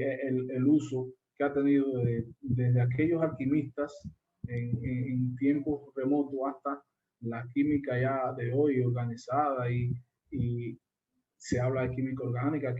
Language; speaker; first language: Spanish; native; Spanish